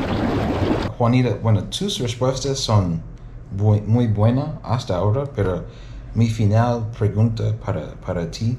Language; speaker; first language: Spanish; non-native, learner; English